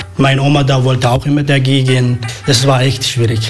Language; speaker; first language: German; non-native, learner; Arabic